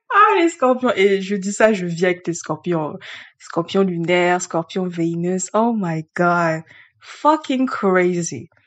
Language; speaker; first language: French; early bilingual, other home language; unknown